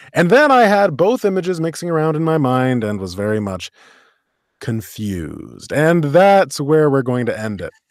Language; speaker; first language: English; native; English